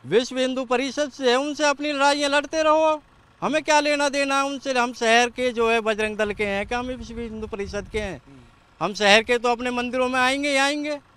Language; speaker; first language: Hindi; native; Hindi